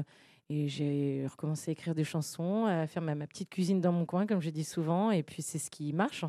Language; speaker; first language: French; native; French